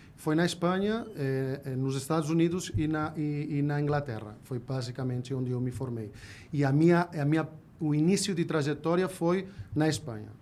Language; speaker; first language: Portuguese; non-native, fluent; Spanish